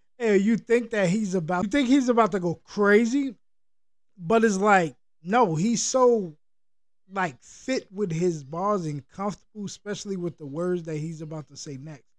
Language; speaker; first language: English; native; English